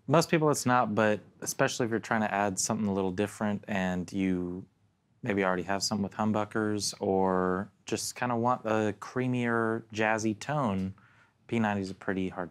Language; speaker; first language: English; native; English